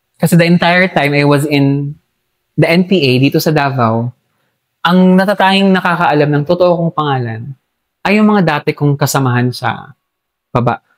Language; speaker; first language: Filipino; non-native, local second language; Hiligaynon